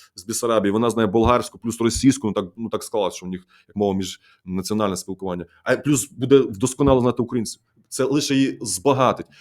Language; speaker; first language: Ukrainian; native; Ukrainian